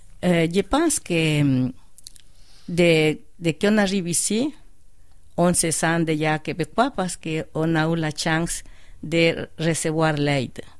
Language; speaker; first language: French; non-native, fluent; Spanish